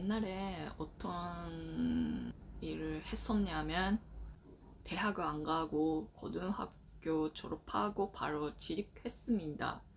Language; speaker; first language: Korean; non-native, learner; Japanese